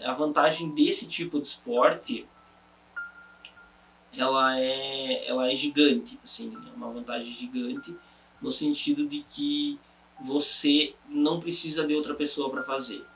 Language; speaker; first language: Portuguese; native; Portuguese